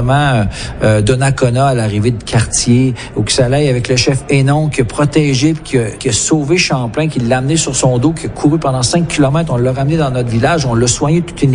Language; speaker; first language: French; native; French